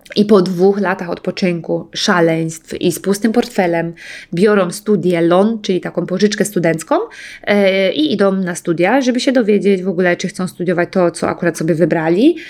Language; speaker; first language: Polish; native; Polish